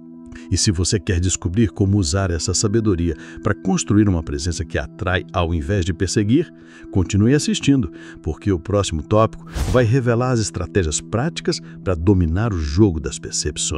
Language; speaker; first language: Portuguese; native; Portuguese